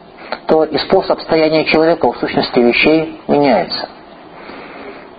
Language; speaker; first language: Russian; native; Russian